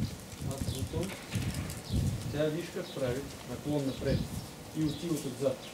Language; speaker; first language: Bulgarian; non-native, learner; Russian